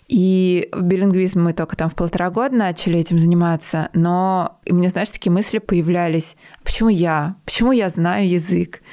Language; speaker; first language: Russian; native; Russian